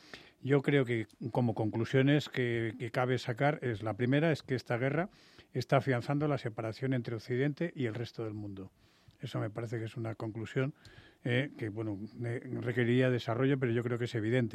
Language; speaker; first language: Spanish; native; Spanish